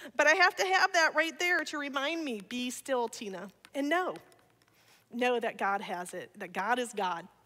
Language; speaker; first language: English; native; English